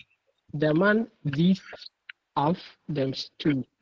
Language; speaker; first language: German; non-native, learner; Akan